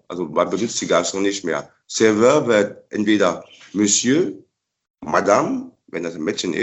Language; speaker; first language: German; non-native, fluent; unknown